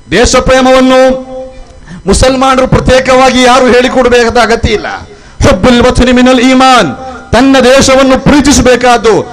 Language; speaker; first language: Kannada; native; Kannada